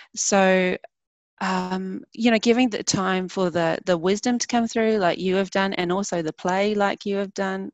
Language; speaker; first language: English; native; English